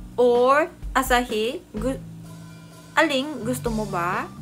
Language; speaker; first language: Filipino; non-native, learner; Japanese